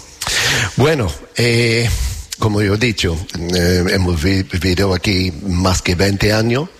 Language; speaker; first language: Spanish; non-native, fluent; English